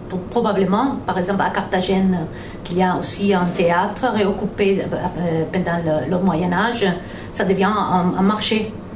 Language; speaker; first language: French; non-native, fluent; Spanish